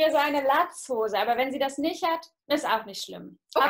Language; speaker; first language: German; native; German